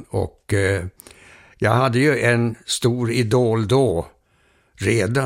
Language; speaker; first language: Swedish; early bilingual, heritage; Swedish